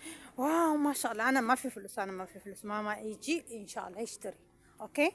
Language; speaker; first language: Arabic; non-native, learner; Amharic